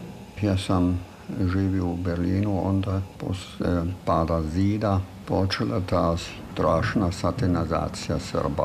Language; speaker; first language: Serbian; non-native, fluent; German